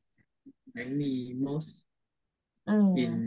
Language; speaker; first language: English; non-native, learner; Vietnamese